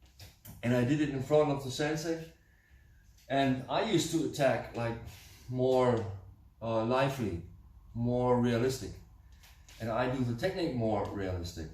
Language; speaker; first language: English; non-native, fluent; German